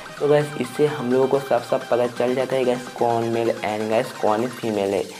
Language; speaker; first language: Hindi; non-native, local second language; Bangla